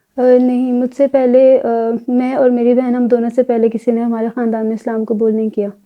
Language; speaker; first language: Urdu; native; Urdu